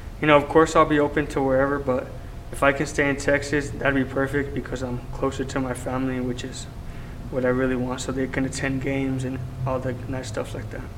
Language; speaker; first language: English; native; English